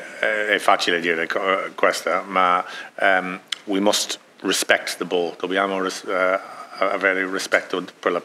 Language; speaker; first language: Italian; non-native, learner; English